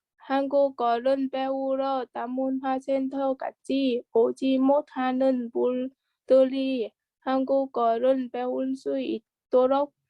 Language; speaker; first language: Korean; non-native, learner; Vietnamese